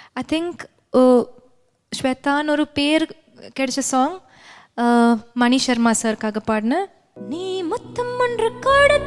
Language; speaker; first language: Tamil; non-native, local second language; Malayalam